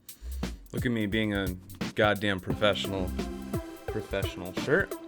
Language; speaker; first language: English; native; English